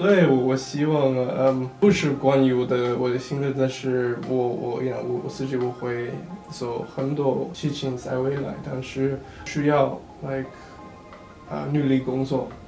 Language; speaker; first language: Chinese; non-native, learner; English